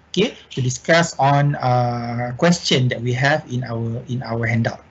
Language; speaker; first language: English; non-native, local second language; Malay